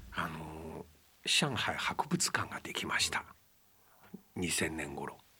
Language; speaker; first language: Japanese; non-native, fluent; Chinese